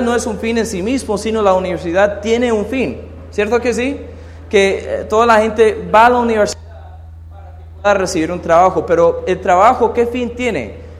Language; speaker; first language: Spanish; non-native, fluent; English